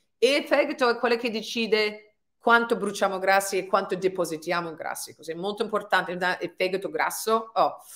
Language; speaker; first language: Italian; non-native, fluent; English